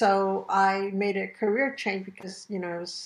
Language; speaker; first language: English; early bilingual, other home language; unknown